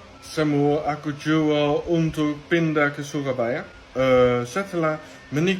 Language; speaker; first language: Indonesian; non-native, fluent; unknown